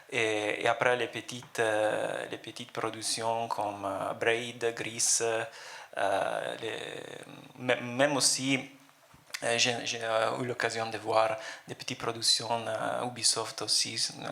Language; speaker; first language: French; non-native, fluent; Italian